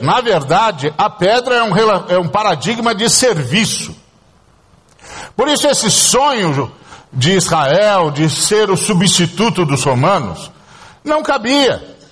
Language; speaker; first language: Portuguese; native; Portuguese